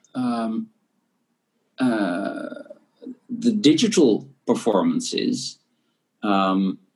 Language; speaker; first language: English; non-native, fluent; Dutch